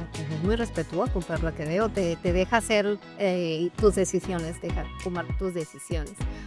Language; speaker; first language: Spanish; native; Spanish